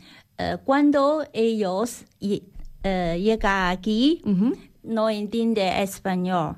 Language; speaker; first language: Spanish; non-native, learner; Chinese